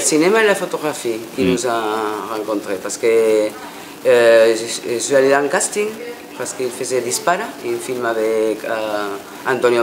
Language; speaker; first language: French; non-native, fluent; Spanish